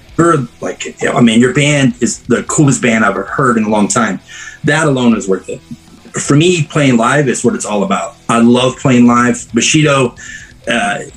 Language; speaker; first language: English; native; English